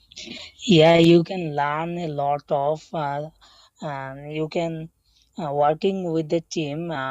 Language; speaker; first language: English; non-native, learner; Bangla